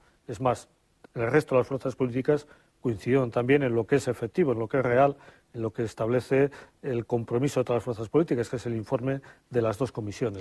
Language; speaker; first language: Spanish; native; Spanish